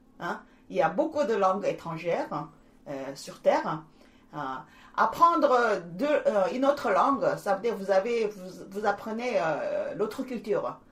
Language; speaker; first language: French; non-native, fluent; Korean